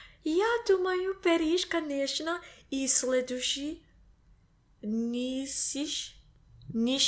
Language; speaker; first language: Russian; non-native, learner; English